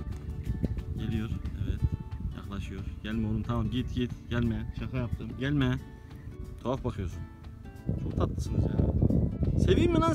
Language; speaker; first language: Turkish; native; Turkish